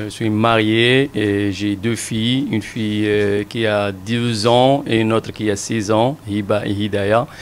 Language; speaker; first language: French; non-native, local second language; Arabic